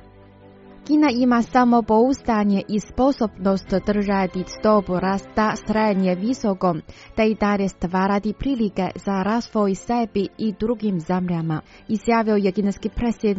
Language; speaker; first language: Croatian; non-native, fluent; Chinese